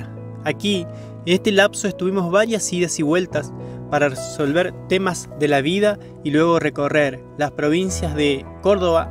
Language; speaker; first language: Spanish; native; Spanish